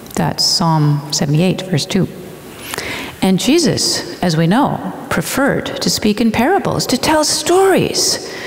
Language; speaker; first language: English; native; English